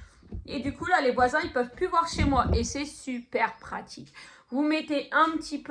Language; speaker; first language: French; native; French